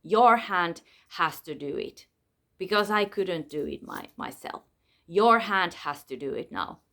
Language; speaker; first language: English; non-native, fluent; Finnish